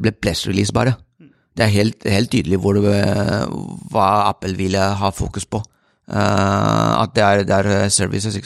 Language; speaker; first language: Norwegian; non-native, fluent; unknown